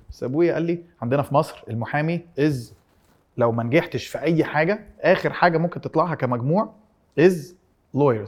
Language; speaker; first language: Arabic; early bilingual, heritage; Arabic